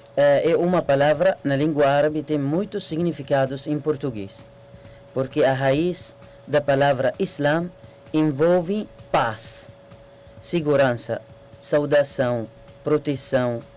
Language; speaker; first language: Portuguese; non-native, learner; Arabic